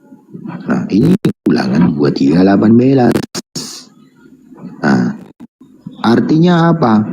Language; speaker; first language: Indonesian; native; Indonesian